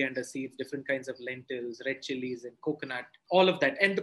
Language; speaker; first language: English; non-native, local second language; Tamil